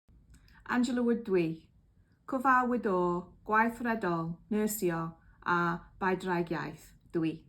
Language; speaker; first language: Welsh; non-native, learner; English